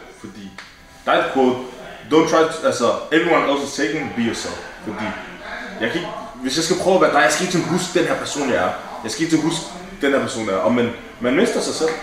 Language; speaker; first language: Danish; early bilingual, other home language; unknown